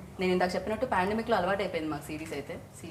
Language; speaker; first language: Telugu; native; Telugu